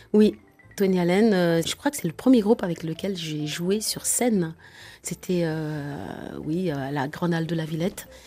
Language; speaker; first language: French; non-native, local second language; Wolof